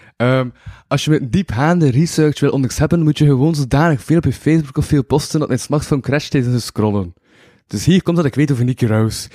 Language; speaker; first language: Dutch; native; Dutch